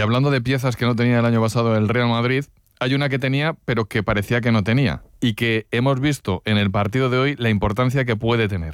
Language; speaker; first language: Spanish; native; Spanish